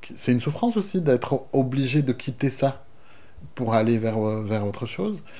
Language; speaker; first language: French; native; French